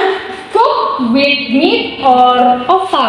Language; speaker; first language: English; non-native, learner; Indonesian